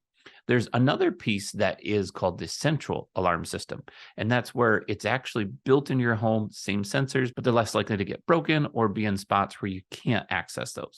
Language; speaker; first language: English; native; English